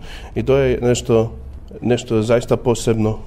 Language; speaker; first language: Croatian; non-native, learner; German